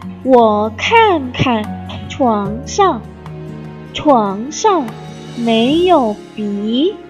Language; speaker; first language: Chinese; non-native, fluent; Indonesian